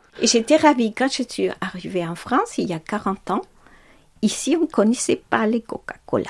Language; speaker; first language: French; non-native, fluent; Spanish